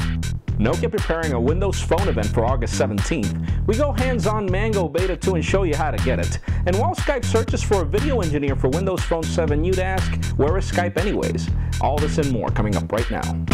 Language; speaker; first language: English; non-native, local second language; Spanish